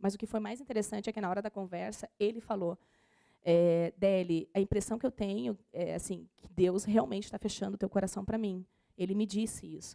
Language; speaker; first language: Portuguese; native; Portuguese